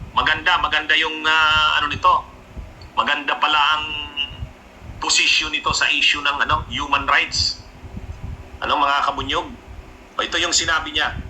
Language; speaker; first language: Filipino; non-native, local second language; Bikol